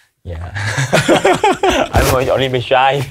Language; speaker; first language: English; non-native, learner; Korean